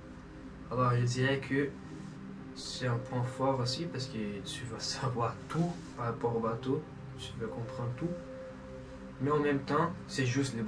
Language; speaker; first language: French; non-native, fluent; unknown